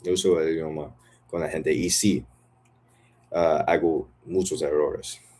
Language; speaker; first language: Spanish; non-native, learner; English